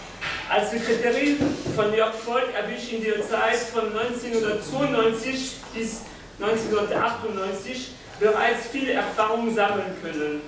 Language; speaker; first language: German; non-native, fluent; French